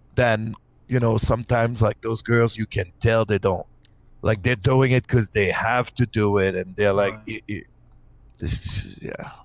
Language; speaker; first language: English; non-native, fluent; French